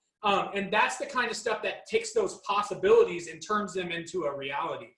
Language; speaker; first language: English; native; English